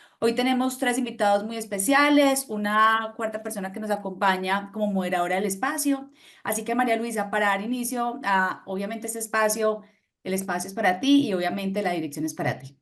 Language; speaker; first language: Spanish; native; Spanish